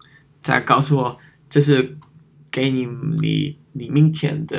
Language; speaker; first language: Chinese; non-native, learner; German